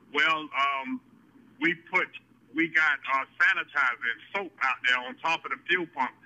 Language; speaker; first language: English; native; English